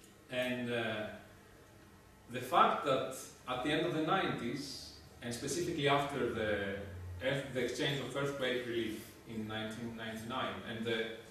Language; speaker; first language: English; non-native, fluent; Greek